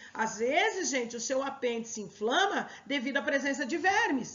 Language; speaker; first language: Portuguese; native; Portuguese